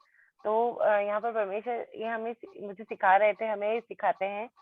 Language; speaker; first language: Hindi; native; Hindi